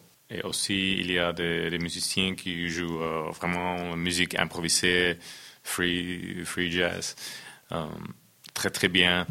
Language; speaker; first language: French; non-native, fluent; Finnish